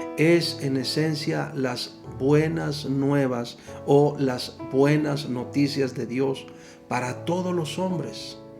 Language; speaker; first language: Spanish; native; Spanish